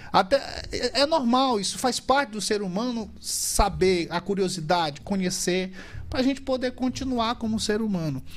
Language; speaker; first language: Portuguese; native; Portuguese